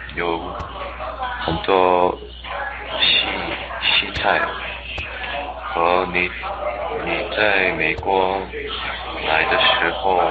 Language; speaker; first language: Chinese; non-native, learner; English